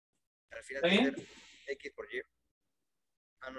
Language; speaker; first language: Spanish; native; Spanish